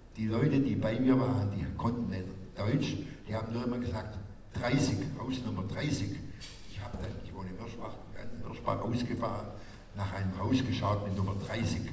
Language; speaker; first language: German; native; German